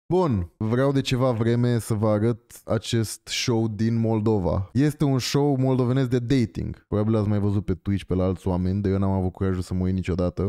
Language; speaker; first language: Romanian; native; Romanian